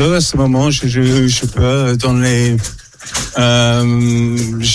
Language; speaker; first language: French; non-native, fluent; English